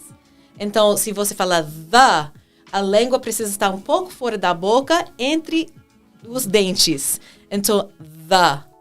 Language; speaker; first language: Portuguese; non-native, fluent; English